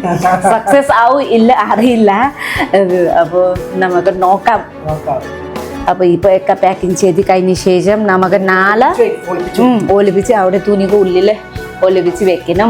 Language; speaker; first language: Malayalam; non-native, learner; Nepali